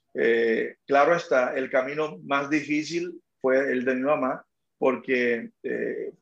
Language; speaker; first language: Spanish; native; Spanish